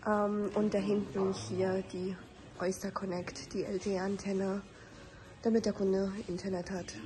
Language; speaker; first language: German; native; German